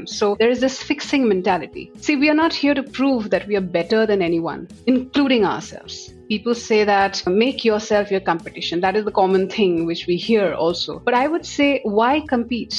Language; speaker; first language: English; non-native, local second language; Assamese